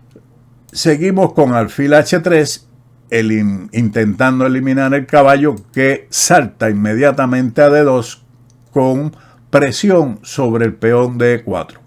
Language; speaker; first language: Spanish; native; Spanish